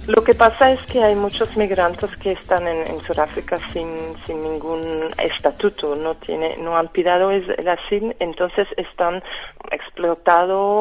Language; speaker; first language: Spanish; non-native, fluent; French